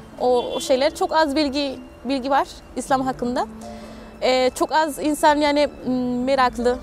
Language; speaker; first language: Turkish; non-native, fluent; Spanish